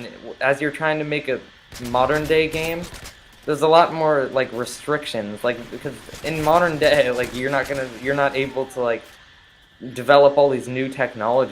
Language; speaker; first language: English; native; English